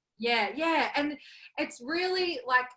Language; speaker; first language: English; native; English